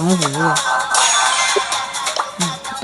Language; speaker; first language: Chinese; early bilingual, heritage; Cantonese